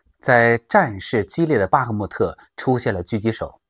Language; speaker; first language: Chinese; native; Chinese